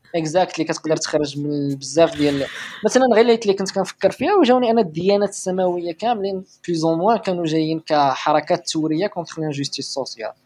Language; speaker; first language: Arabic; native; Arabic